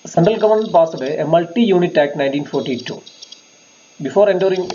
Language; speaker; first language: English; non-native, local second language; Malayalam